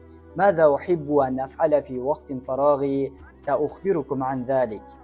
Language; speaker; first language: Arabic; non-native, learner; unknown